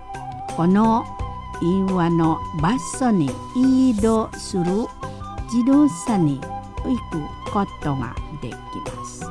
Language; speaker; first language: Japanese; non-native, fluent; Indonesian